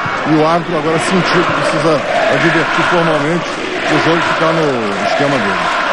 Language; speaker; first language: Portuguese; native; Portuguese